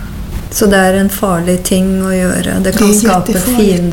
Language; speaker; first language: Swedish; non-native, fluent; Norwegian